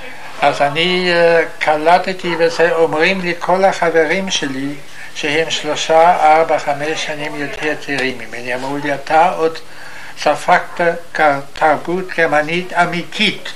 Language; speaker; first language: Hebrew; non-native, fluent; German